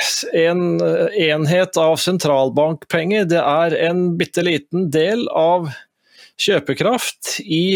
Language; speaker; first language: Norwegian; native; Norwegian